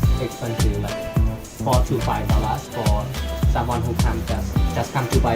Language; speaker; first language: English; non-native, fluent; Khmer